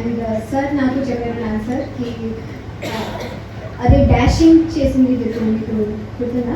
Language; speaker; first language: Telugu; non-native, learner; Hindi